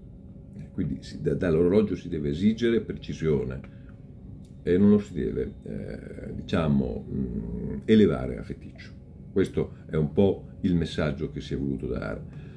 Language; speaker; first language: Italian; native; Italian